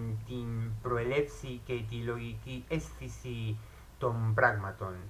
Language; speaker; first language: Greek; non-native, learner; Spanish